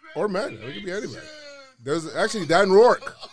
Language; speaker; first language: English; native; English